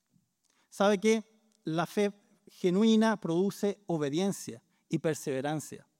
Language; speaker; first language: Spanish; native; Spanish